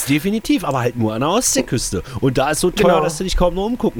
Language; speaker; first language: German; native; German